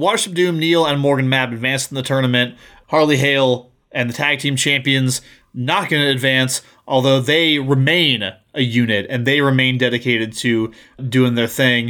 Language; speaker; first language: English; native; English